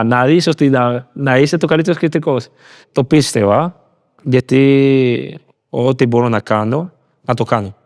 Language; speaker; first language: Greek; non-native, learner; Spanish